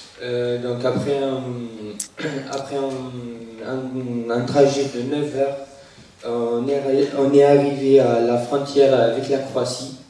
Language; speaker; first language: French; non-native, fluent; Arabic